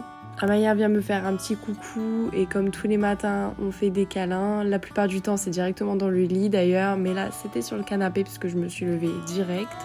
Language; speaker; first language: French; native; French